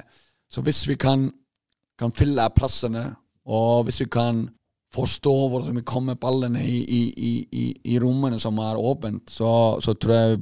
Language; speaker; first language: Norwegian; non-native, fluent; Icelandic